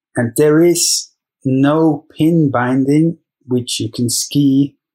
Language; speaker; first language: English; non-native, fluent; German